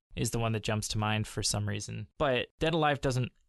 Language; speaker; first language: English; native; English